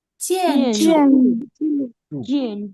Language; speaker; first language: Chinese; non-native, learner; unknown